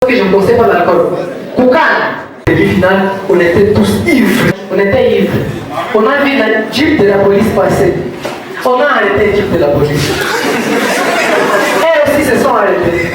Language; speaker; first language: French; non-native, local second language; Swahili